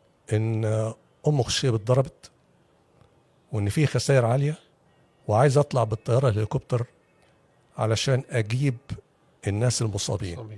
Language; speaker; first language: Arabic; native; Arabic